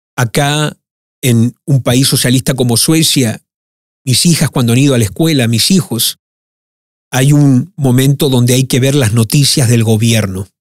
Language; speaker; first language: Spanish; early bilingual, heritage; Spanish